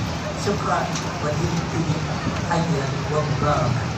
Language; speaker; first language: Arabic; non-native, fluent; Indonesian